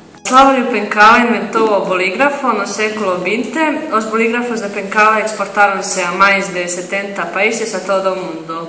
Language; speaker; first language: Galician; non-native, learner; Croatian